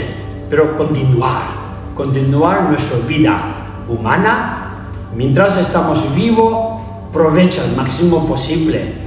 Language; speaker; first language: Spanish; non-native, learner; Tibetan